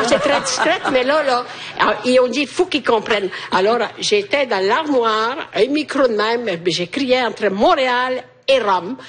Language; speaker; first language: French; non-native, fluent; Italian